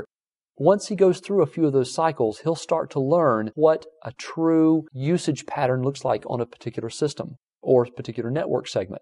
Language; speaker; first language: English; native; English